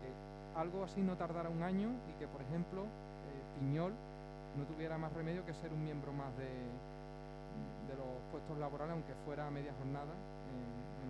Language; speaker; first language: Spanish; native; Spanish